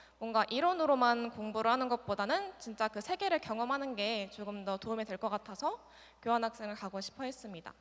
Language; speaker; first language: Korean; native; Korean